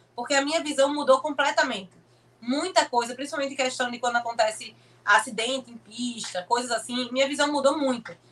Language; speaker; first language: Portuguese; native; Portuguese